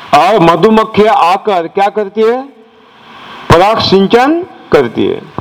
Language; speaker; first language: Hindi; non-native, local second language; Marathi